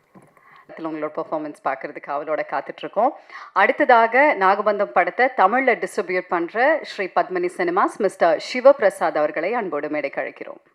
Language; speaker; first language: Tamil; native; Tamil